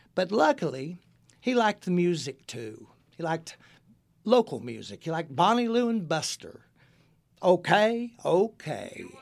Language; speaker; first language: English; native; English